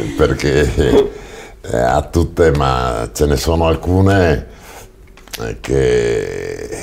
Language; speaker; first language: Italian; native; Italian